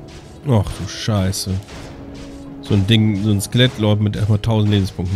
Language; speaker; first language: German; native; German